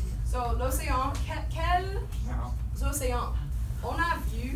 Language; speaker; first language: French; non-native, fluent; English